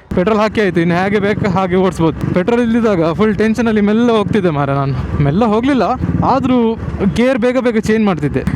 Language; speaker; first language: Kannada; non-native, local second language; Tulu